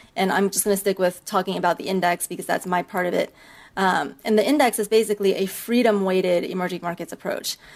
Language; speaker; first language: English; early bilingual, other home language; Chinese